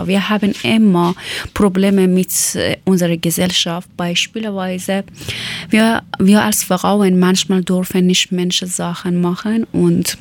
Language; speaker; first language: German; non-native, learner; Persian